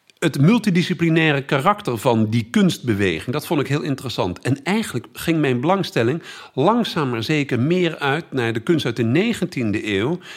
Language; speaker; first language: Dutch; native; Dutch